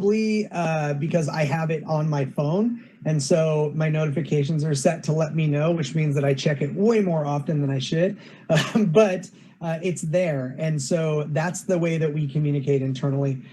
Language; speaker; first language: English; native; English